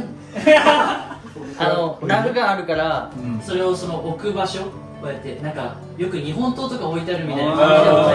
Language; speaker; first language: Japanese; native; Japanese